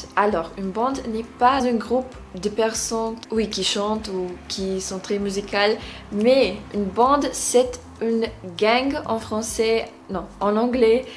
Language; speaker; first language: French; non-native, fluent; English